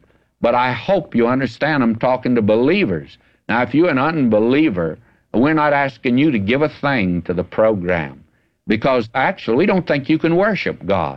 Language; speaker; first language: English; native; English